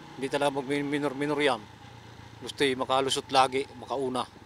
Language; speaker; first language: Filipino; native; Filipino